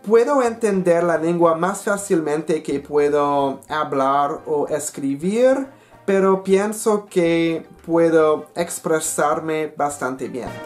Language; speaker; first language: Spanish; non-native, learner; English